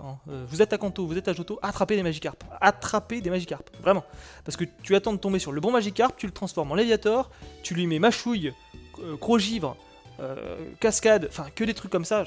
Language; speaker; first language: French; native; French